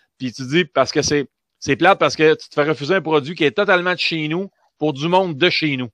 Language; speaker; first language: French; native; French